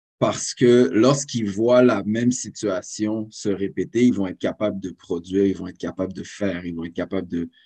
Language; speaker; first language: French; native; French